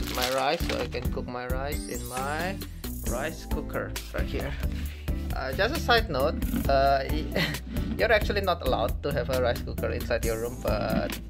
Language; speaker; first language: English; non-native, fluent; Indonesian